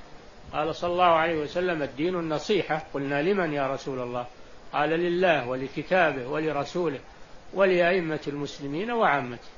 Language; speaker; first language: Arabic; native; Arabic